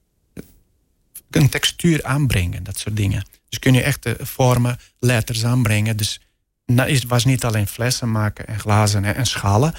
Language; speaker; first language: Dutch; non-native, fluent; Portuguese